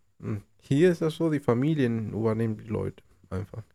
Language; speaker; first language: German; non-native, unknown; Spanish